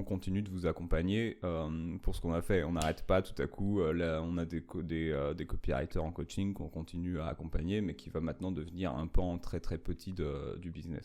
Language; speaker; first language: French; native; French